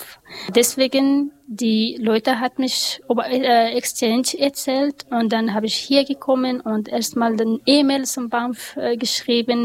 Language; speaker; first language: German; non-native, learner; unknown